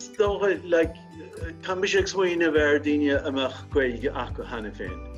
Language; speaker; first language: Irish; non-native, local second language; English